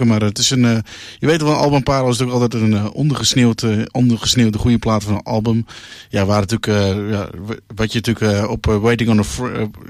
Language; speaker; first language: Dutch; native; Dutch